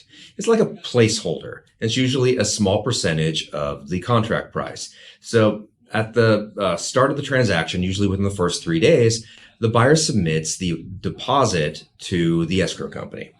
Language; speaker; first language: English; native; English